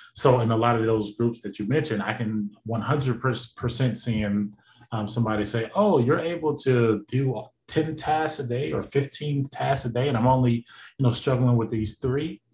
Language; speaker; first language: English; native; English